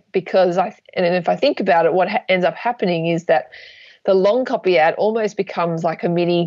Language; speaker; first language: English; native; English